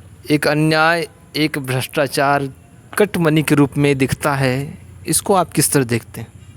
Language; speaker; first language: Hindi; native; Hindi